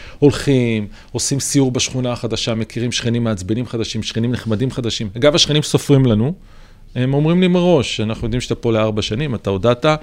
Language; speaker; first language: Hebrew; native; Hebrew